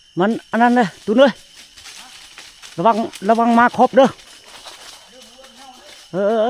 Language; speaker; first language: Thai; non-native, local second language; Northeastern Thai